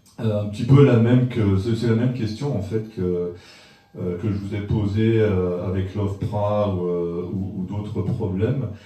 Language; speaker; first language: French; native; French